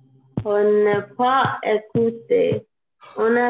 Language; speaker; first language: French; non-native, learner; English